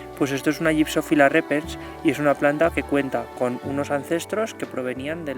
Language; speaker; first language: Spanish; native; Spanish